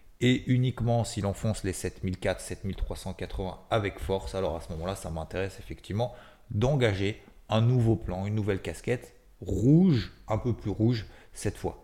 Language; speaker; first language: French; native; French